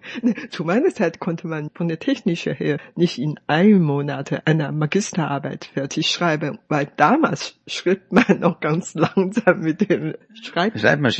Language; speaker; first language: German; non-native, fluent; Chinese